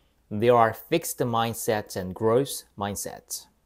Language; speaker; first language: English; non-native, fluent; Korean